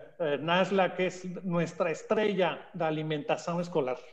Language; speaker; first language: Portuguese; non-native, learner; Spanish